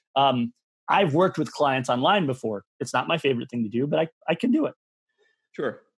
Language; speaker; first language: English; native; English